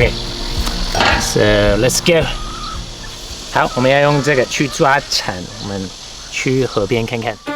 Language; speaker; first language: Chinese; non-native, fluent; English